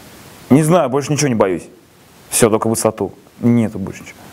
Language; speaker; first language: Russian; native; Russian